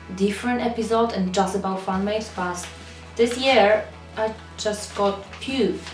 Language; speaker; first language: English; non-native, learner; Polish